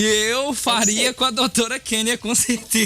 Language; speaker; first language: Portuguese; native; Portuguese